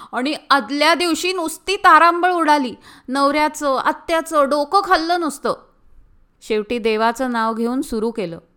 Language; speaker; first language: Marathi; early bilingual, heritage; Marathi